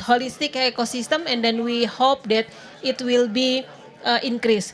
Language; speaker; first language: English; non-native, fluent; Indonesian